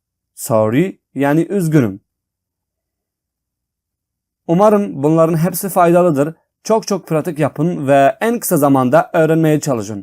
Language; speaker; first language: Turkish; non-native, fluent; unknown